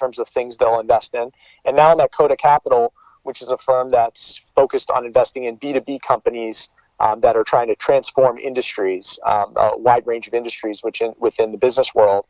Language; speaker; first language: English; native; English